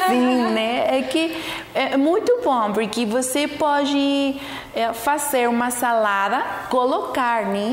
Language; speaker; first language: Portuguese; non-native, learner; Spanish